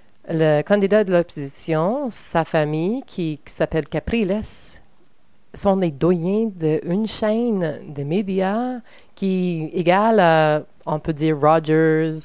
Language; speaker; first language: French; non-native, learner; English